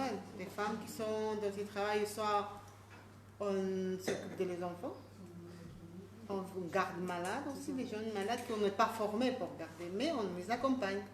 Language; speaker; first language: French; non-native, fluent; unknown